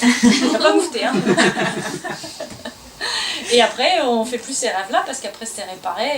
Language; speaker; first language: French; native; French